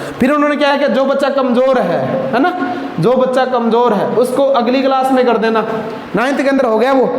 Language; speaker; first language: Hindi; non-native, local second language; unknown